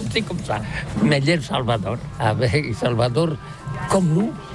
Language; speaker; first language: French; non-native, learner; Catalan